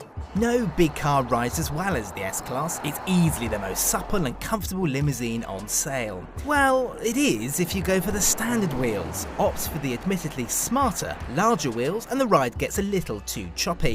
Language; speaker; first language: English; native; English